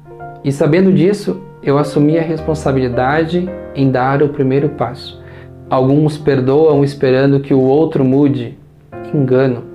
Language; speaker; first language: Portuguese; native; Portuguese